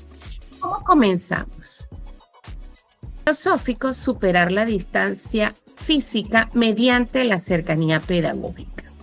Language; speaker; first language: Spanish; native; Spanish